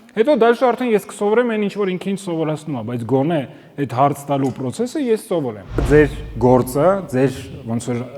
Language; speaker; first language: Armenian; early bilingual, heritage; Armenian